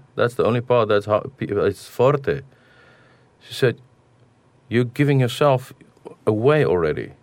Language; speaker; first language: English; non-native, local second language; Afrikaans